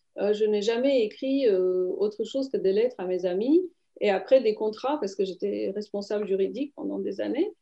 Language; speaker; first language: French; non-native, fluent; Romanian